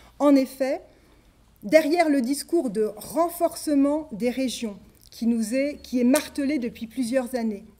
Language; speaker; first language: French; native; French